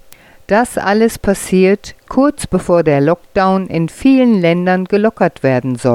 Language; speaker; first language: German; native; German